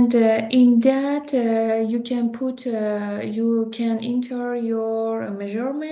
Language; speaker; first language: English; non-native, learner; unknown